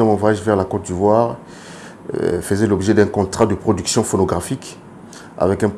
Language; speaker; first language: French; non-native, local second language; Lingala